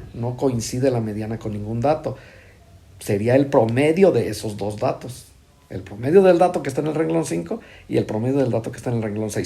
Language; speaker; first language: Spanish; native; Spanish